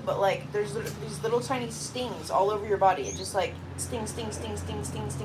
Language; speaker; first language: English; native; English